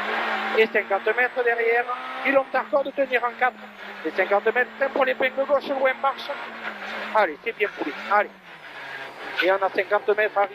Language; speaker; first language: French; native; French